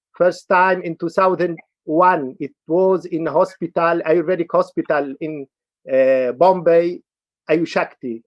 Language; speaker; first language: English; non-native, learner; Arabic